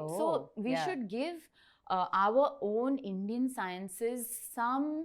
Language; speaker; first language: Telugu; non-native, learner; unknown